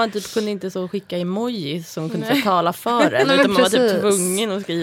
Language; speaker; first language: Swedish; native; Swedish